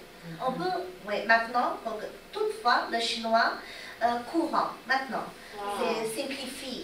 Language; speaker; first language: French; non-native, learner; Chinese